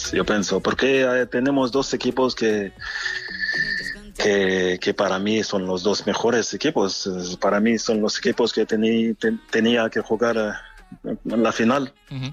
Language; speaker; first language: Spanish; non-native, fluent; French